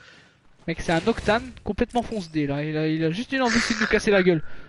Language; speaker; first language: French; native; French